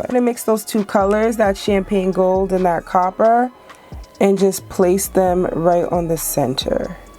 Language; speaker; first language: English; native; English